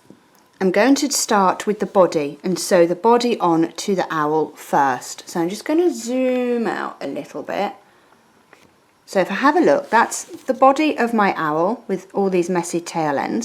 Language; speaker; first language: English; native; English